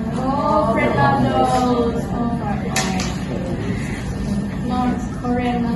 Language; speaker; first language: English; non-native, learner; Indonesian